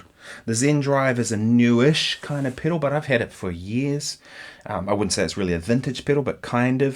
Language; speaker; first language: English; native; English